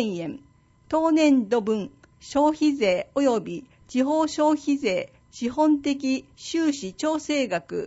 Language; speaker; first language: Japanese; native; Japanese